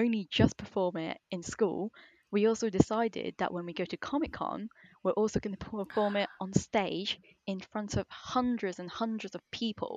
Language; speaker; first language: English; native; English